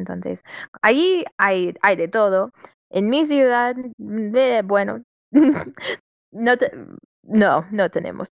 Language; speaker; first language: Spanish; non-native, fluent; English